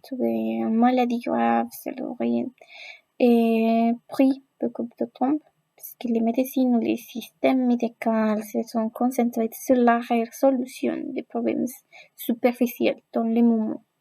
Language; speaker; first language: French; non-native, learner; Spanish